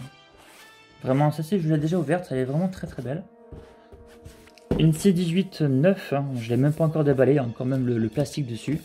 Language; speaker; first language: French; native; French